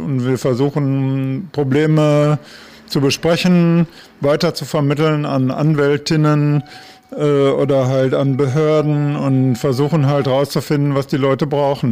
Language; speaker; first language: German; native; German